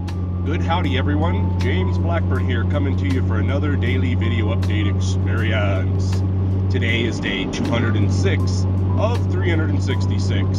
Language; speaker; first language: English; native; English